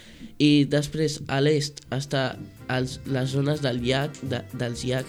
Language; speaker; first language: Catalan; early bilingual, heritage; Catalan